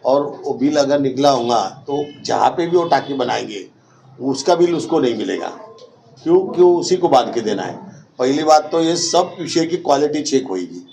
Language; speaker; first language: Hindi; non-native, local second language; Marathi